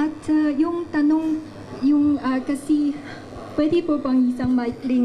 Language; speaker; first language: Filipino; non-native, learner; Chinese